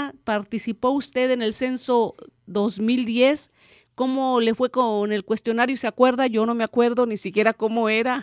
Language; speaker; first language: Spanish; native; Spanish